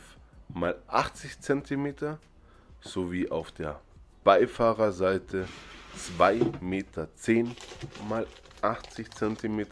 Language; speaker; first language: German; native; German